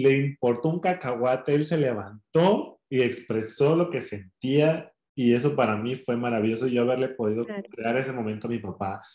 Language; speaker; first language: Spanish; native; Spanish